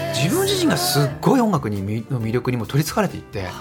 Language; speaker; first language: Japanese; native; Japanese